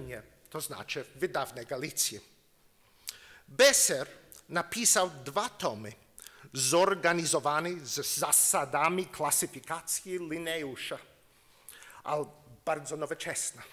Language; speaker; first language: Polish; non-native, learner; English